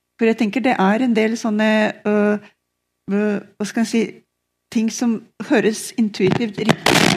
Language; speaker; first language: Norwegian; non-native, fluent; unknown